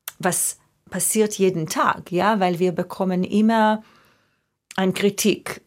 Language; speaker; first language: German; non-native, fluent; Hebrew